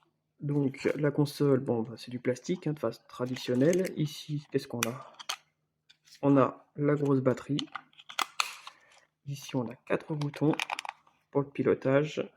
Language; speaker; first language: French; native; French